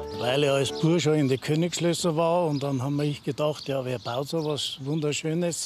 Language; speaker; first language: German; native; German